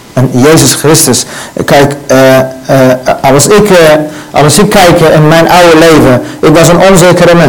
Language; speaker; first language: Dutch; non-native, learner; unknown